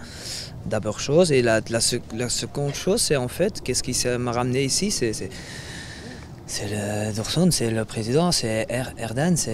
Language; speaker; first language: French; non-native, fluent; Dutch